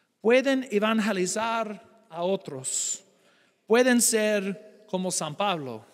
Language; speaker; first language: Spanish; non-native, fluent; English